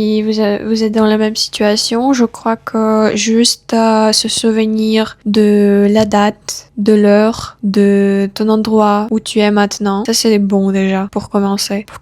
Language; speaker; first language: French; non-native, fluent; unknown